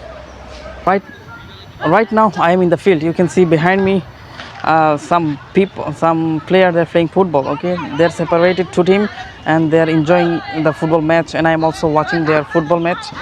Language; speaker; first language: English; non-native, learner; Bangla